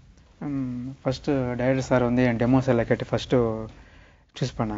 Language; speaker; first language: Tamil; native; Tamil